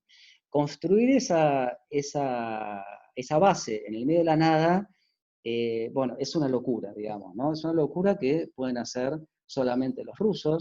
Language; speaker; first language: Spanish; native; Spanish